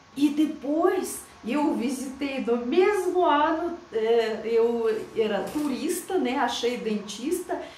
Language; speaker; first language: Portuguese; non-native, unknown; Russian